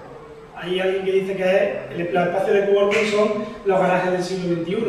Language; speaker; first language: Spanish; native; Spanish